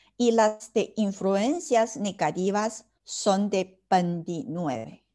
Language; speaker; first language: Spanish; non-native, fluent; Chinese